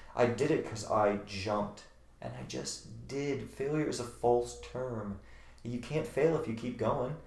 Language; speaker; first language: English; native; English